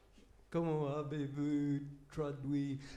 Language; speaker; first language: French; non-native, fluent; English